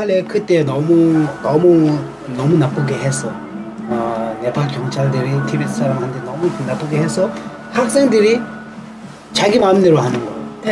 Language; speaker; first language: Korean; non-native, learner; Tibetan